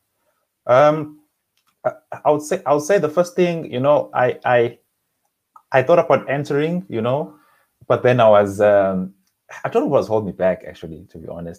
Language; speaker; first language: English; non-native, local second language; Zulu